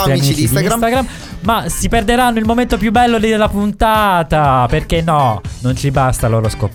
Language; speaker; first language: Italian; native; Italian